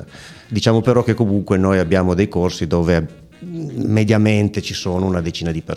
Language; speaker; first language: Italian; native; Italian